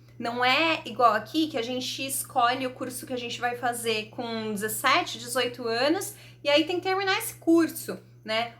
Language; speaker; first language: Portuguese; native; Portuguese